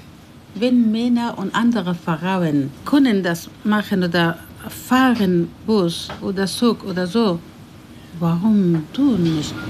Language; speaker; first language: German; non-native, learner; Persian